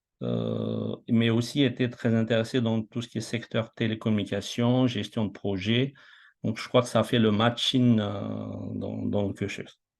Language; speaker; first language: French; non-native, local second language; Malagasy